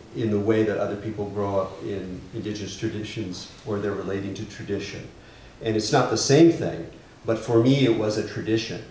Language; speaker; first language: English; native; English